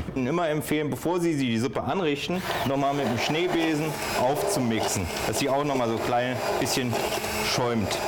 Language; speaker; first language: German; native; German